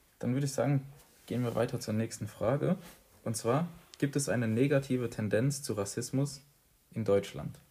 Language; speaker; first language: German; native; German